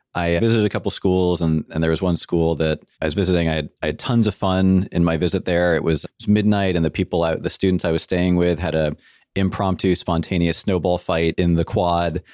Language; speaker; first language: English; native; English